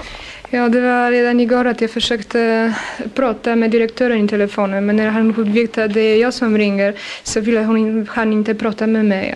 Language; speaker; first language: Swedish; non-native, fluent; Polish